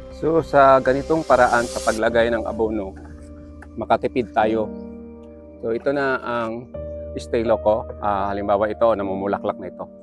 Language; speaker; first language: Filipino; non-native, local second language; Cebuano